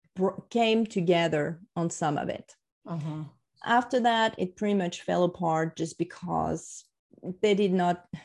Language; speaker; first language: English; non-native, fluent; French